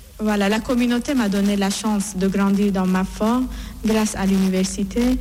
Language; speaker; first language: French; non-native, fluent; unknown